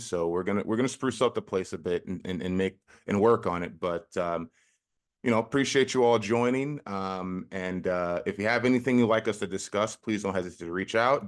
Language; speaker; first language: English; native; English